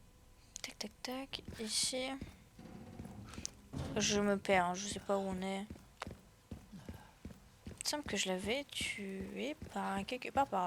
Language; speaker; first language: French; native; French